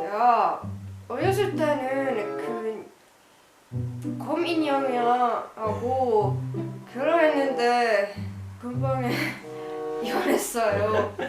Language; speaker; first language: Korean; non-native, learner; Finnish